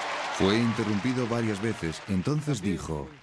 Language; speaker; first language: Spanish; native; Spanish